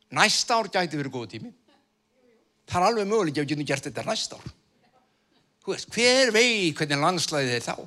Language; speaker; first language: Icelandic; native; Icelandic